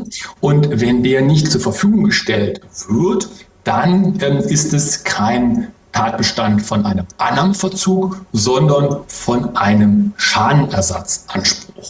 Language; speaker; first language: German; native; German